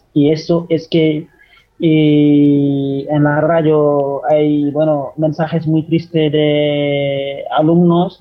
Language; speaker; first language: Spanish; non-native, fluent; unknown